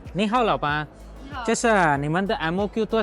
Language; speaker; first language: Chinese; non-native, learner; Hindi